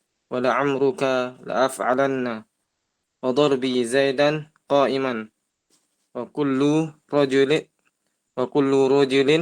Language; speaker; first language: Arabic; non-native, learner; Indonesian